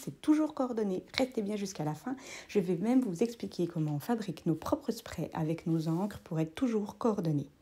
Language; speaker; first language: French; native; French